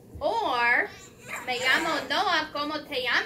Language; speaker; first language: Spanish; non-native, learner; English